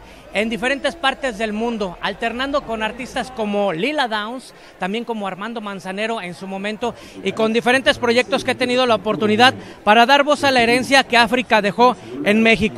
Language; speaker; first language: Spanish; native; Spanish